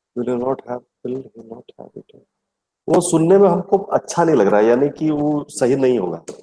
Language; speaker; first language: Hindi; native; Hindi